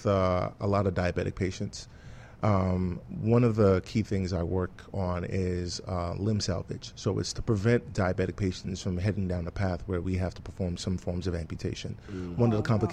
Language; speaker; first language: English; non-native, local second language; Yoruba